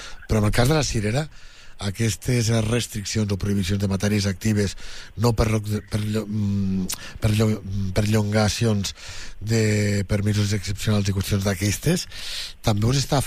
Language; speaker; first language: Catalan; native; Catalan